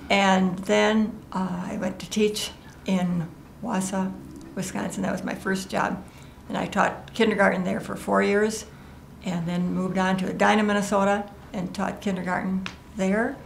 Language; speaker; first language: English; native; English